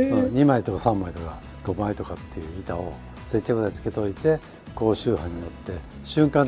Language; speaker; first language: Japanese; native; Japanese